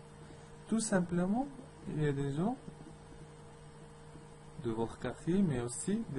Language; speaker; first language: French; non-native, learner; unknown